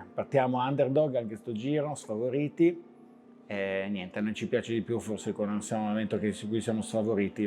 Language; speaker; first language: Italian; native; Italian